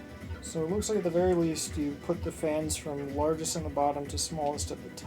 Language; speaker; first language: English; native; English